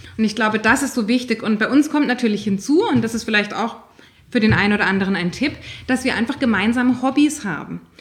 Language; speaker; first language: German; native; German